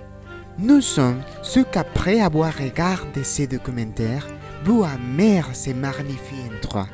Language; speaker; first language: French; non-native, learner; Spanish